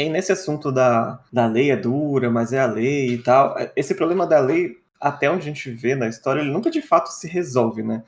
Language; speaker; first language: Portuguese; native; Portuguese